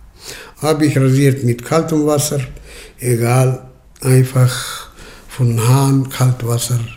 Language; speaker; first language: German; early bilingual, heritage; German